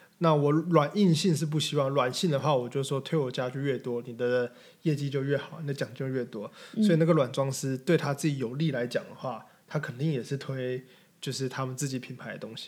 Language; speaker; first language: Chinese; native; Chinese